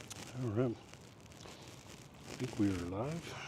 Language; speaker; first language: English; native; English